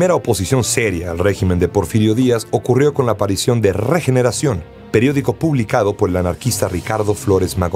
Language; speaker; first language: Spanish; native; Spanish